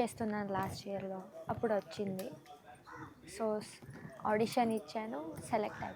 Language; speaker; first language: Telugu; non-native, learner; Kannada